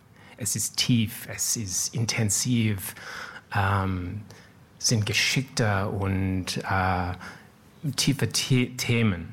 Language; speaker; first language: German; non-native, learner; English